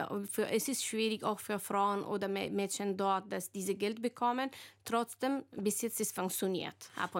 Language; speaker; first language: German; non-native, learner; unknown